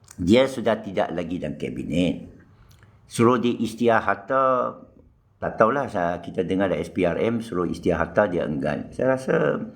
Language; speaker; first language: Malay; non-native, local second language; Chinese